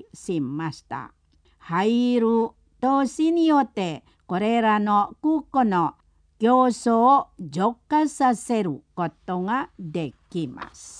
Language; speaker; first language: Japanese; non-native, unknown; Indonesian